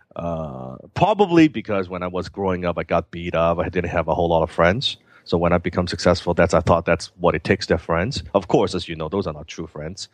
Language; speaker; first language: English; non-native, local second language; Cantonese